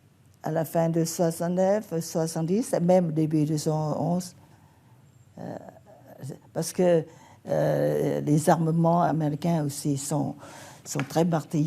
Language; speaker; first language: French; non-native, fluent; Vietnamese